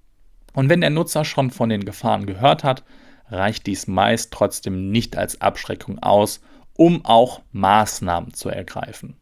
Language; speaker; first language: German; native; German